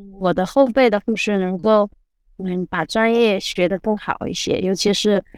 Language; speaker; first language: Chinese; native; Chinese